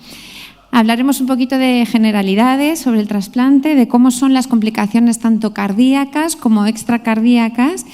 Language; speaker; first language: Spanish; native; Spanish